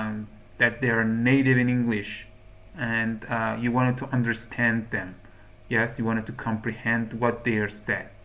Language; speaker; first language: English; non-native, fluent; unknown